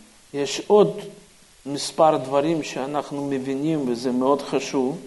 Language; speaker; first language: Hebrew; non-native, fluent; Russian